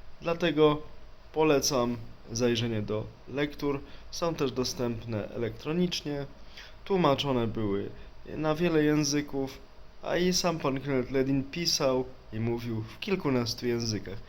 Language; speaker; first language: Polish; native; Polish